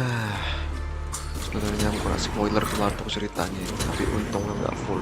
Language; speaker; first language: Indonesian; native; Indonesian